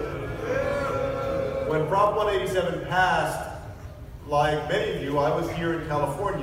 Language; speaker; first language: English; native; English